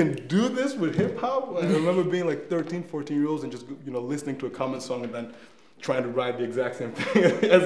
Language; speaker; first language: English; non-native, fluent; Danish